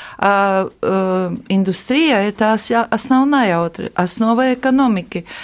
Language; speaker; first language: Russian; non-native, local second language; Latvian